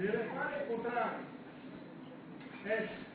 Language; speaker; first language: Italian; non-native, learner; Romanian